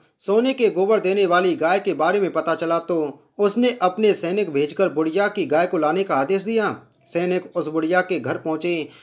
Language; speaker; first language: Hindi; native; Hindi